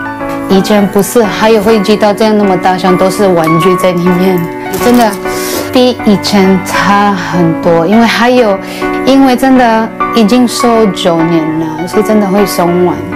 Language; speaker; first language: Chinese; non-native, fluent; Cebuano